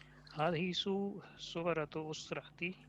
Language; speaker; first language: Arabic; non-native, learner; Urdu